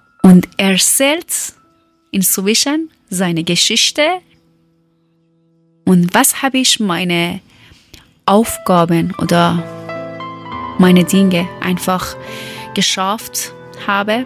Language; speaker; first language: German; non-native, learner; Persian